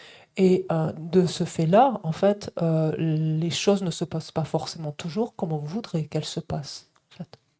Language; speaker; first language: French; native; French